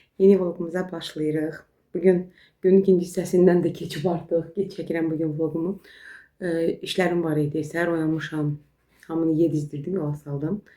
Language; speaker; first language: Azerbaijani; non-native, local second language; Talysh